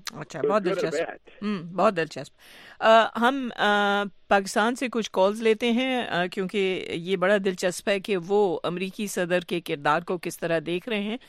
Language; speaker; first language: Urdu; native; Urdu